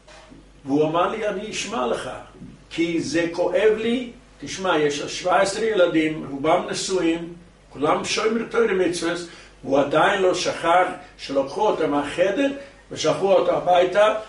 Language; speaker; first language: Hebrew; non-native, fluent; English